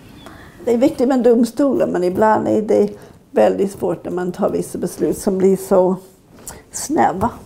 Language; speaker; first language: Swedish; non-native, fluent; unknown